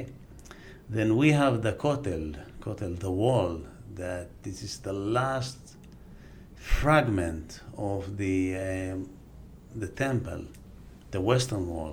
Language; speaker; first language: English; non-native, fluent; Aramaic